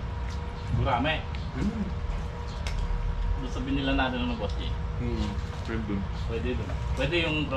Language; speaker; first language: Filipino; native; Filipino